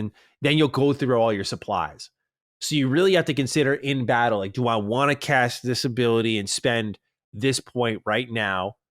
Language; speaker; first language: English; native; English